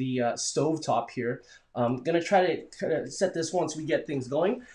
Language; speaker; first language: English; early bilingual, other home language; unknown